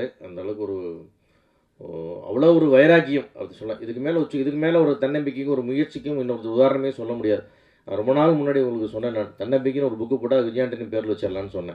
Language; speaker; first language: Tamil; native; Tamil